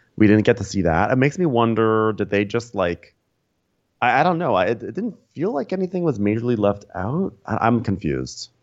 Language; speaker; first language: English; native; English